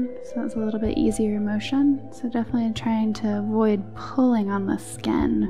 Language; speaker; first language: English; native; English